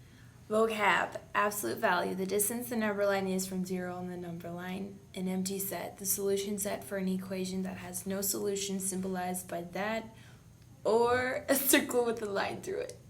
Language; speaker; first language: English; native; English